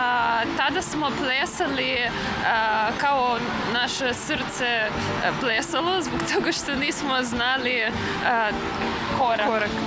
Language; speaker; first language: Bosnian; early bilingual, heritage; Russian